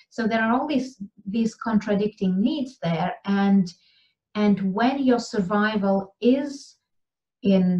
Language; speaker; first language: English; non-native, fluent; Lithuanian